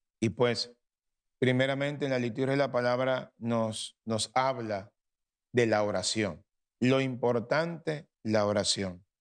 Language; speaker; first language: Spanish; native; Spanish